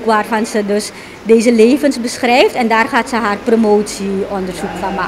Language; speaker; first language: Dutch; native; Dutch